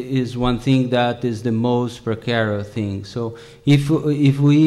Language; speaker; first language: English; non-native, fluent; Portuguese